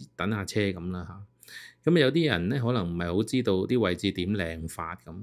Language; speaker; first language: Cantonese; native; Cantonese